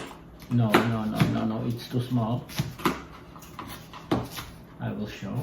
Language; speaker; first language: English; non-native, learner; Russian